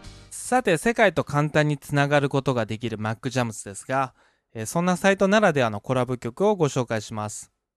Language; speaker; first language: Japanese; native; Japanese